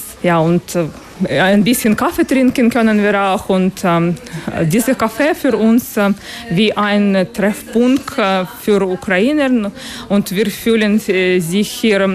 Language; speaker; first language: German; non-native, learner; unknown